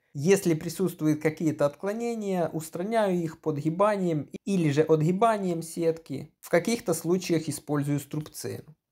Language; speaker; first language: Russian; non-native, local second language; Ukrainian